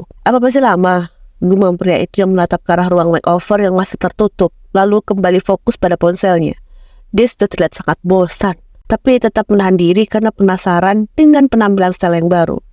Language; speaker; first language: Indonesian; native; Indonesian